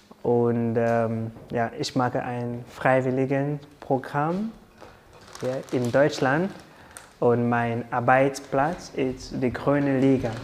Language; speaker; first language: German; non-native, learner; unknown